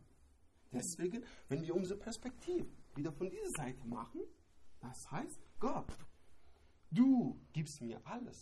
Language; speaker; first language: German; non-native, learner; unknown